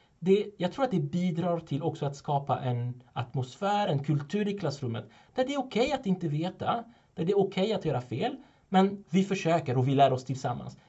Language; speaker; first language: Swedish; non-native, fluent; French